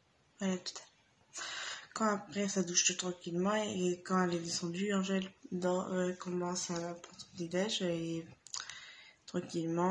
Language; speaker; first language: French; native; French